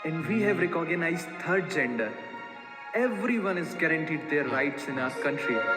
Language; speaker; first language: English; non-native, local second language; Hindi